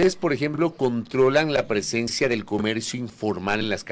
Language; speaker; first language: Spanish; native; Spanish